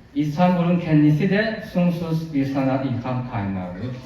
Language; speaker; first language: Turkish; non-native, fluent; Chinese